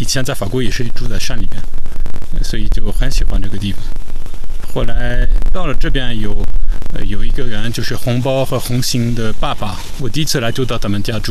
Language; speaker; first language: Chinese; non-native, fluent; French